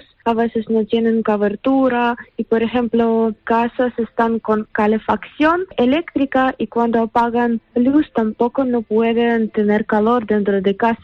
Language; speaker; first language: Spanish; non-native, learner; Ukrainian